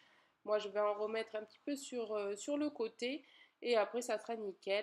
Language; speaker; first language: French; native; French